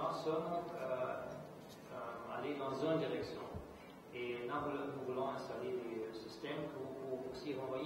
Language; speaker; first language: French; non-native, fluent; German